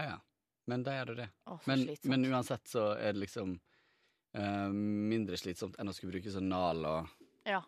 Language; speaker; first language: Norwegian; native; Norwegian